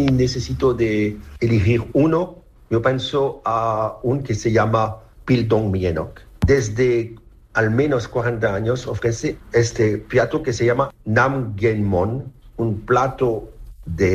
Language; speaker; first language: Spanish; non-native, fluent; French